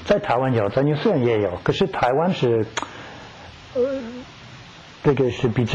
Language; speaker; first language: Chinese; non-native, fluent; English